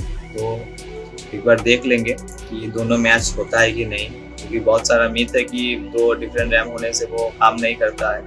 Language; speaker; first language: Hindi; non-native, local second language; Bangla